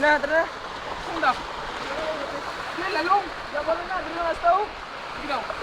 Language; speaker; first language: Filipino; non-native, local second language; Cebuano